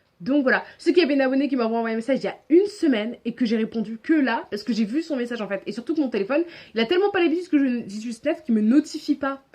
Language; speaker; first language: French; native; French